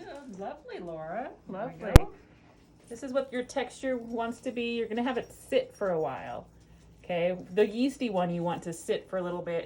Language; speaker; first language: English; native; English